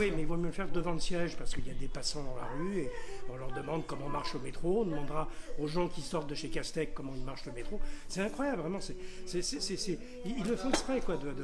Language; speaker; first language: French; native; French